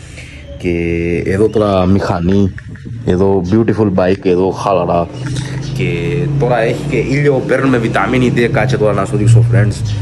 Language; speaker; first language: Greek; early bilingual, other home language; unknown